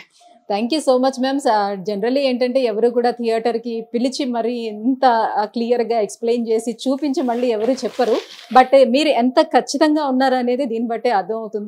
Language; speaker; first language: Telugu; native; Telugu